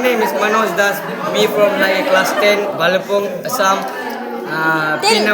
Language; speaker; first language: English; non-native, local second language; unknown